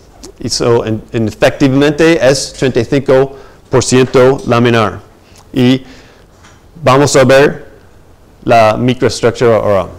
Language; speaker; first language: Spanish; non-native, fluent; English